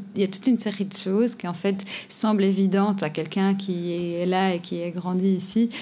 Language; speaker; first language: French; non-native, fluent; Portuguese